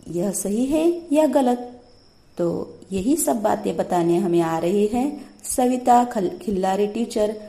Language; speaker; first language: Hindi; non-native, local second language; Marathi